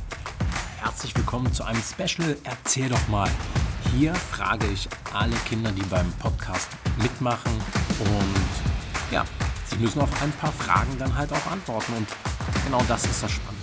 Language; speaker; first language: German; native; German